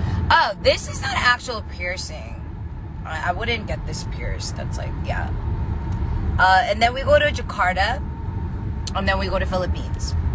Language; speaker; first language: English; early bilingual, other home language; Korean